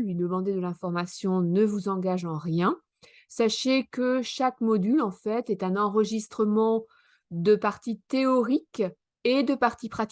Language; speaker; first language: French; native; French